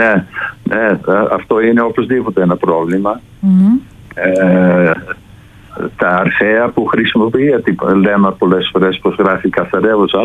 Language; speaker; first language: Greek; non-native, fluent; Dutch